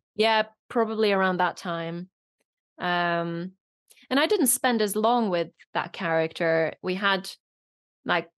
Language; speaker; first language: English; non-native, fluent; Norwegian